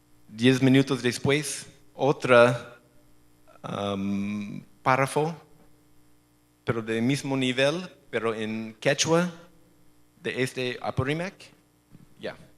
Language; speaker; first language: Spanish; non-native, fluent; English